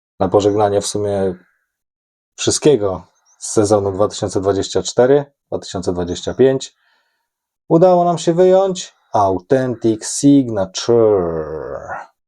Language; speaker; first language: Polish; native; Polish